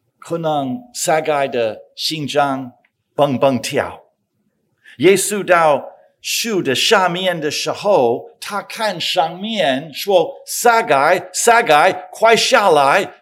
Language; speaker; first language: Chinese; non-native, fluent; English